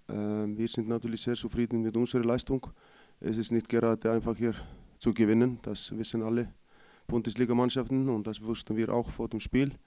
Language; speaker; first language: German; non-native, fluent; Icelandic